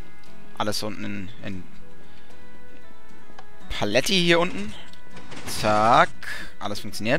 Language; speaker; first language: German; native; German